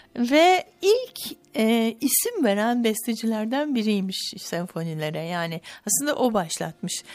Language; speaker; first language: Turkish; native; Turkish